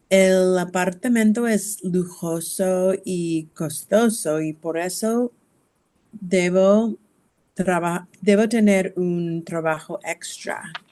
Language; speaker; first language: Spanish; non-native, learner; English